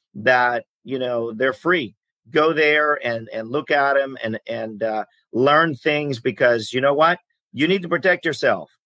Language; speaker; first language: English; early bilingual, other home language; Greek